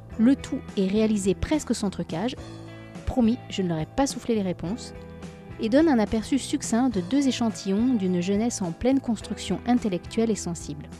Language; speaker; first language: French; native; French